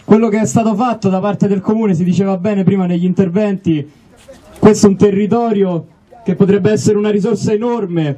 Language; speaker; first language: Italian; native; Italian